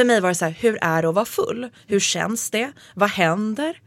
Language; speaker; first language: Swedish; native; Swedish